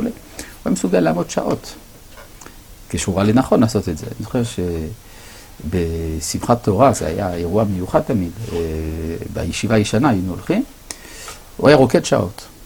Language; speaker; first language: Hebrew; non-native, fluent; French